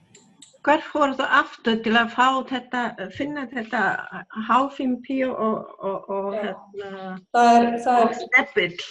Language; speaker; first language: Icelandic; non-native, learner; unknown